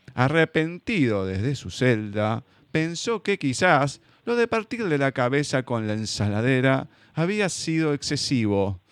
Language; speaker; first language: Spanish; native; Spanish